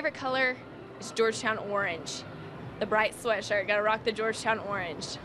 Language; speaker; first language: English; native; English